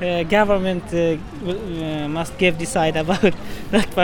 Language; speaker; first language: English; non-native, learner; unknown